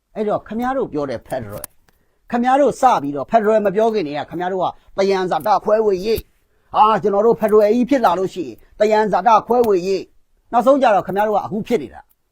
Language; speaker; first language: Burmese; non-native, local second language; Kachin